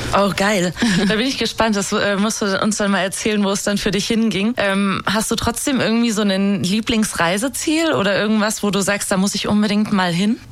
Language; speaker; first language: German; native; German